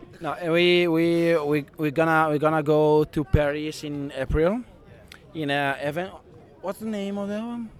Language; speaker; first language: English; non-native, learner; Italian